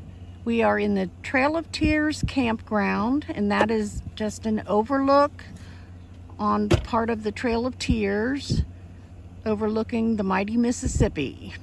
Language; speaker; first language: English; native; English